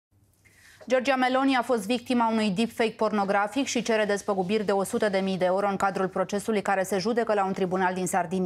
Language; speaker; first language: Romanian; native; Romanian